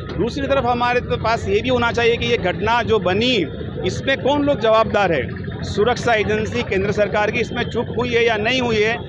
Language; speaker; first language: Hindi; non-native, local second language; Gujarati